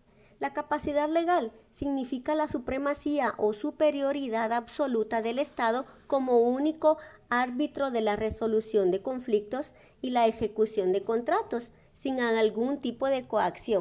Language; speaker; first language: Spanish; native; Spanish